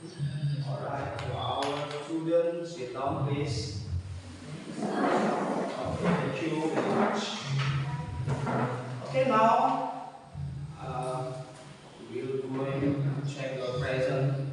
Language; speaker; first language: English; non-native, learner; Indonesian